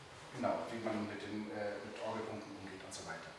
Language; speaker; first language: German; native; German